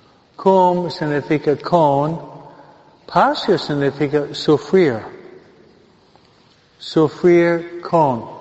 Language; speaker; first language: Spanish; non-native, fluent; English